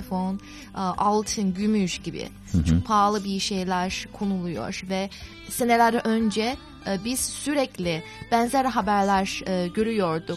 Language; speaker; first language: Turkish; non-native, fluent; Chinese